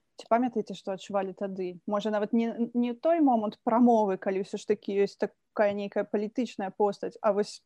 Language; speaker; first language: Belarusian; native; Belarusian